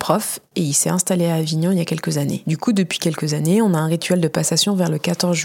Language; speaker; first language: French; non-native, fluent; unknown